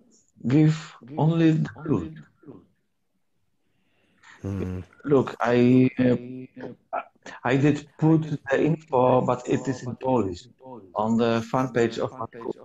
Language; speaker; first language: English; non-native, learner; Polish